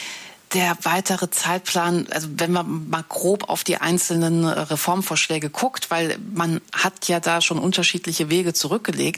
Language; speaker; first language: German; native; German